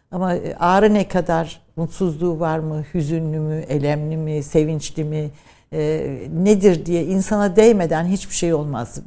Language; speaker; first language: Turkish; native; Turkish